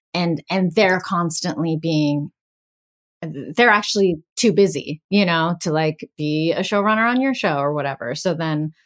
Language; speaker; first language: English; early bilingual, other home language; Bangla